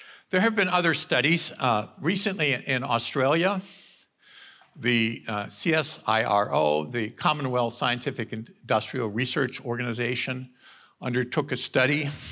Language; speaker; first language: English; native; English